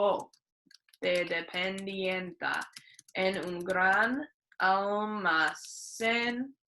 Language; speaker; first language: Spanish; non-native, fluent; English